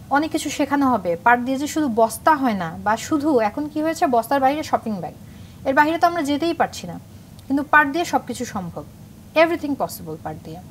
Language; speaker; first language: Bangla; native; Bangla